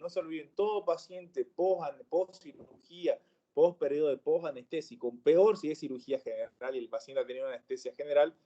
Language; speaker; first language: Spanish; native; Spanish